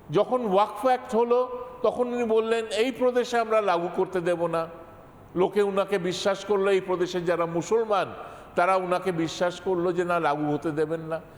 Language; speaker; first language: Bangla; native; Bangla